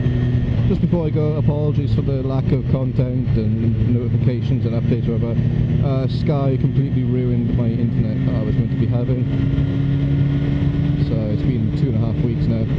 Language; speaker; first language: English; native; English